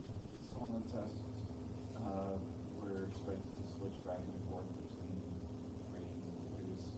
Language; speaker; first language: English; native; English